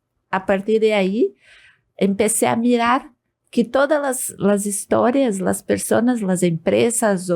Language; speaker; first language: Spanish; non-native, fluent; Portuguese